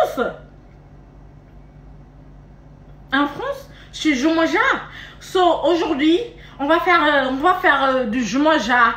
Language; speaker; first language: French; non-native, local second language; Wolof